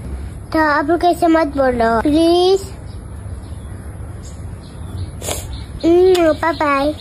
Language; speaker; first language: Hindi; non-native, local second language; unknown